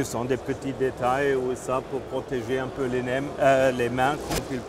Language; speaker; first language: French; non-native, fluent; German